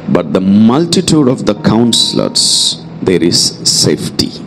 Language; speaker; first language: English; non-native, local second language; Telugu